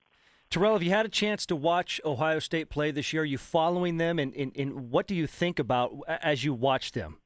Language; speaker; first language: English; native; English